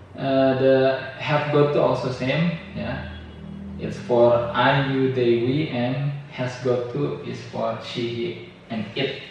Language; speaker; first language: English; non-native, fluent; Indonesian